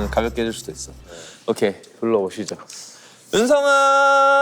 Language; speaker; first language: Korean; native; Korean